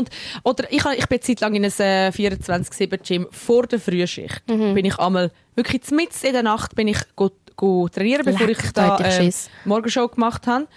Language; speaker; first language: German; native; German